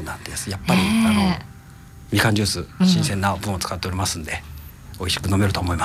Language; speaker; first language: Japanese; native; Japanese